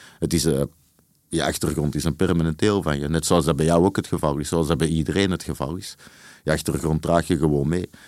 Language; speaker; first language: Dutch; native; Dutch